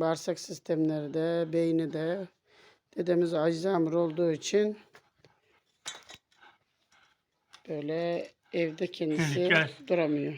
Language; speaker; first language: Turkish; native; Turkish